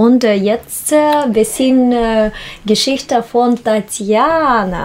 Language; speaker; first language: German; non-native, learner; Russian